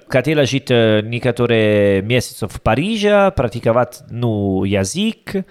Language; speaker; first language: Russian; non-native, learner; Italian